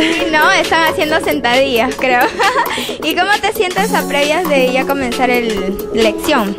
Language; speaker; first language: Spanish; native; Spanish